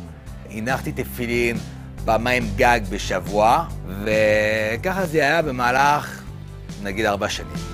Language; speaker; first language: Hebrew; non-native, fluent; French